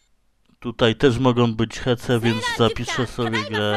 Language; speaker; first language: Polish; native; Polish